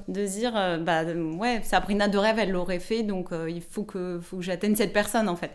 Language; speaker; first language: French; native; French